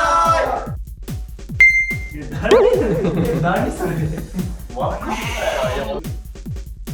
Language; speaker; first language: Japanese; native; Japanese